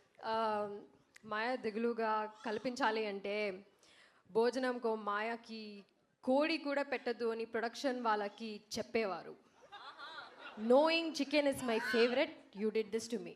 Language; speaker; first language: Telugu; non-native, learner; Malayalam